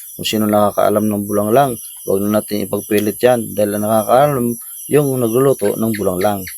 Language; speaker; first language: Filipino; native; Filipino